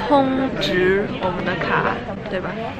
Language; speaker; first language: Chinese; early bilingual, heritage; Chinese